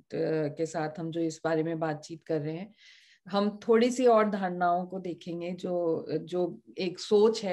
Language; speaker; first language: Hindi; native; Hindi